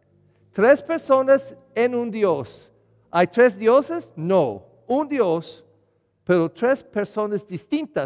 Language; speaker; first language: Spanish; non-native, learner; English